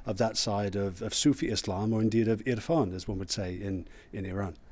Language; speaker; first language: English; native; English